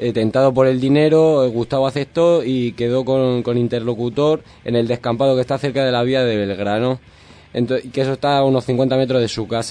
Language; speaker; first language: Spanish; native; Spanish